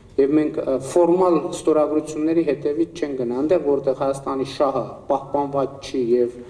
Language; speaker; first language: Armenian; native; Armenian